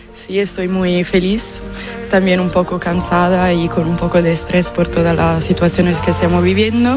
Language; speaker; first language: Spanish; non-native, fluent; Italian